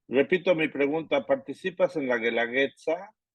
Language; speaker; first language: Spanish; native; Spanish